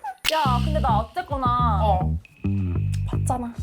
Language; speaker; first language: Korean; native; Korean